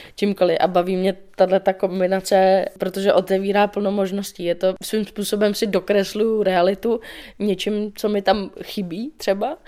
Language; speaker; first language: Czech; native; Czech